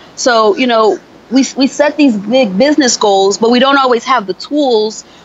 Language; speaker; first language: English; native; English